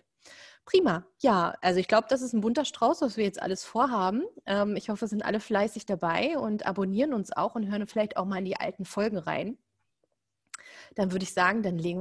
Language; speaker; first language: German; native; German